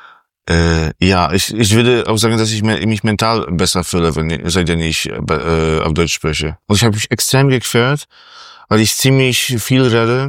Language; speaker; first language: German; non-native, fluent; Polish